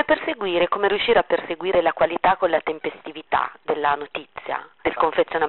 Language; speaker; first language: Italian; native; Italian